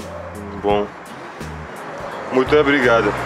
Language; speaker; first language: Portuguese; non-native, learner; Russian